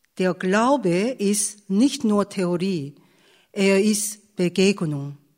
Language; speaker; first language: German; non-native, fluent; Korean